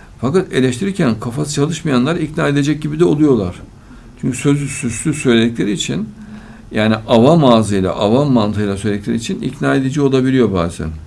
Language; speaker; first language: Turkish; native; Turkish